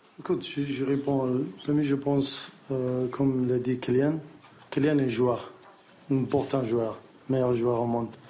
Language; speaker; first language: French; non-native, learner; Arabic